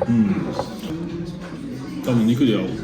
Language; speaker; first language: Japanese; non-native, fluent; French